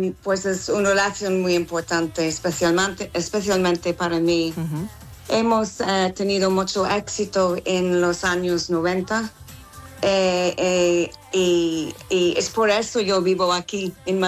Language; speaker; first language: Spanish; non-native, fluent; English